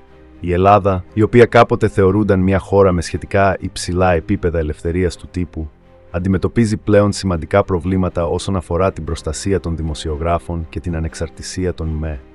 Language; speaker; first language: Greek; native; Greek